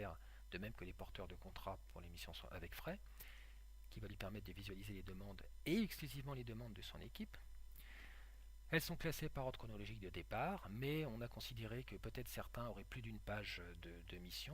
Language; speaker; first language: French; native; French